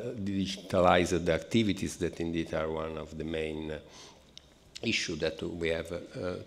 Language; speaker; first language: English; non-native, fluent; Italian